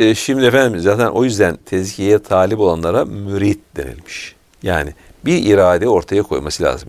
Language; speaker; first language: Turkish; native; Turkish